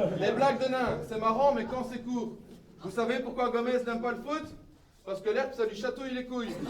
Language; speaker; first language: French; native; French